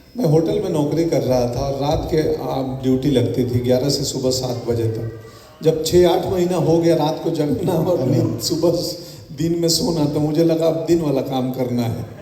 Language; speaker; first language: Hindi; native; Hindi